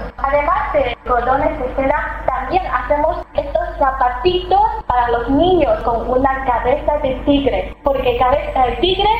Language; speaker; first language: Spanish; non-native, fluent; Chinese